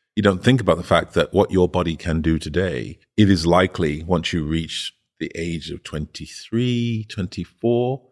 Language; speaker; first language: English; native; English